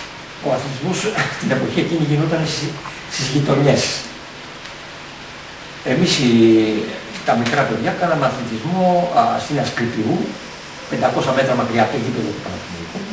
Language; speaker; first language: Greek; native; Greek